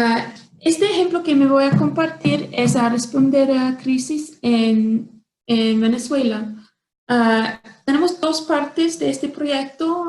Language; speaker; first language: Spanish; non-native, fluent; English